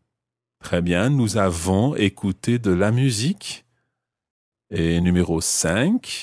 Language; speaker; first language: French; non-native, fluent; English